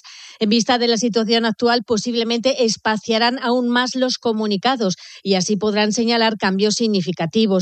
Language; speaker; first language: Spanish; native; Spanish